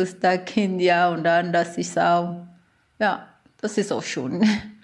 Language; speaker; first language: German; non-native, learner; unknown